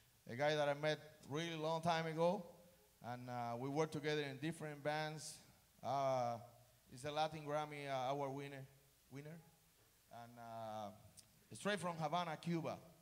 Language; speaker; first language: English; non-native, fluent; Spanish